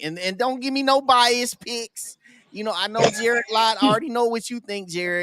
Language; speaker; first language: English; native; English